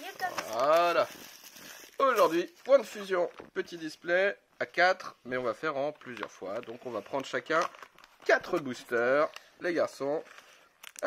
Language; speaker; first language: French; native; French